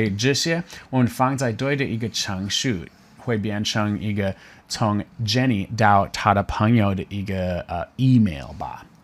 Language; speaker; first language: Chinese; non-native, fluent; English